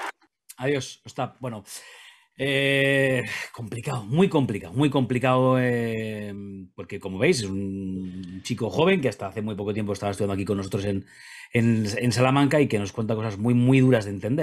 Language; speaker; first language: Spanish; native; Spanish